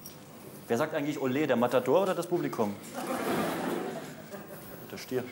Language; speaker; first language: German; native; German